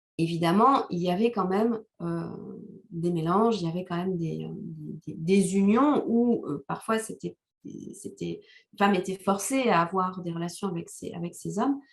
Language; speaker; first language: French; non-native, local second language; Kinyarwanda